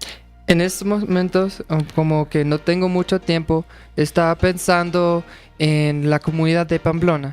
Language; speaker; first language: Spanish; non-native, fluent; English